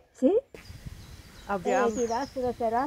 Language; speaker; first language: Italian; non-native, learner; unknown